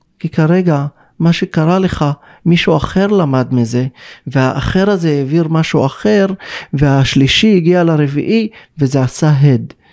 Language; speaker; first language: Hebrew; non-native, local second language; Arabic